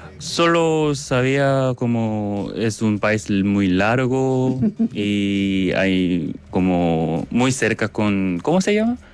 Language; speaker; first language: Spanish; non-native, learner; Korean